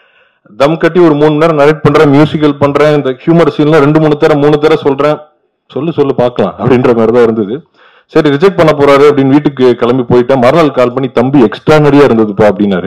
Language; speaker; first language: Tamil; native; Tamil